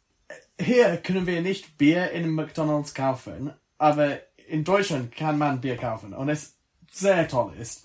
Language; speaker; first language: German; non-native, learner; English